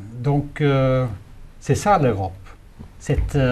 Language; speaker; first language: French; non-native, fluent; Swedish